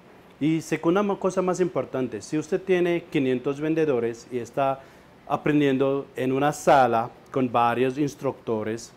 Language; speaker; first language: Spanish; non-native, fluent; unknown